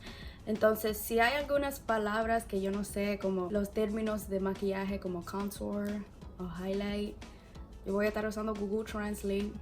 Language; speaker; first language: Spanish; early bilingual, heritage; English